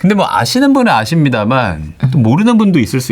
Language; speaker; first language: Korean; native; Korean